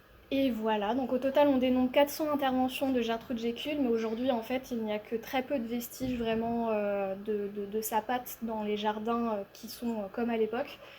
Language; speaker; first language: French; native; French